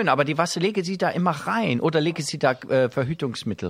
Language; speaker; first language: German; native; German